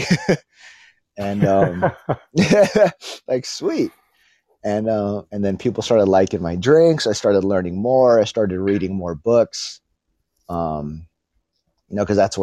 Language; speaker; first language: English; early bilingual, other home language; Filipino